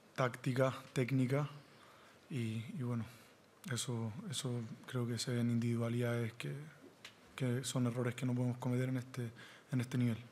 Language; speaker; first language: Spanish; native; Spanish